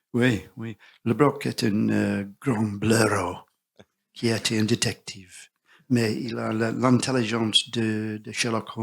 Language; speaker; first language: French; non-native, learner; English